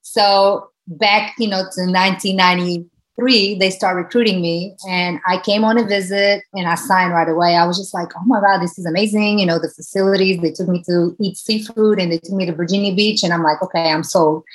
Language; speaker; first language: English; non-native, fluent; Portuguese